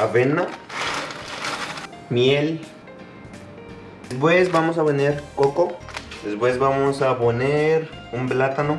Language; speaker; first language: Spanish; non-native, fluent; Arabic